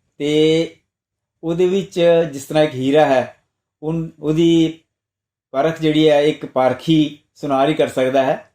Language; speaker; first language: Punjabi; non-native, local second language; Hindi